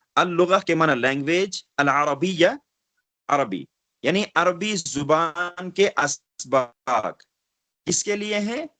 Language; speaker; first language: Urdu; non-native, local second language; Kashmiri